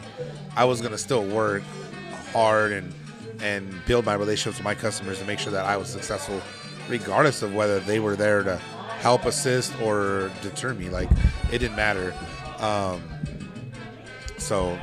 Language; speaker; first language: English; native; English